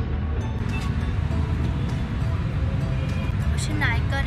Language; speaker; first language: Chinese; non-native, fluent; Vietnamese